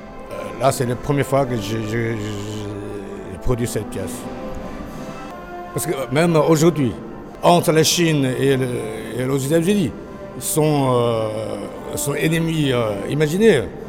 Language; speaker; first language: French; non-native, learner; Chinese